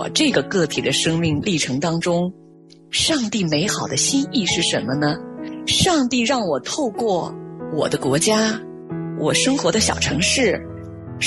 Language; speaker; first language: Chinese; native; Chinese